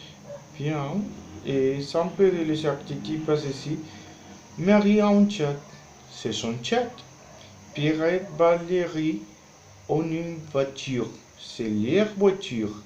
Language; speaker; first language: French; non-native, learner; Spanish